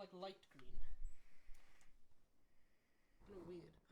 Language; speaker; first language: Welsh; native; Welsh